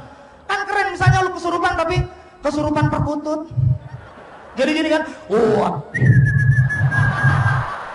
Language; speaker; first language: Indonesian; native; Indonesian